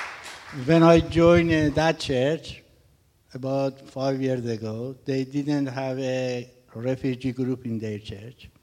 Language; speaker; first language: English; non-native, learner; Persian